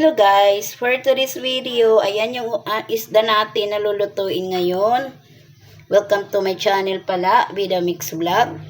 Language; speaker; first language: Filipino; non-native, local second language; Waray